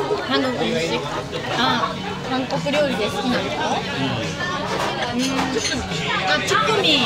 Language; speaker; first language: Korean; non-native, learner; Japanese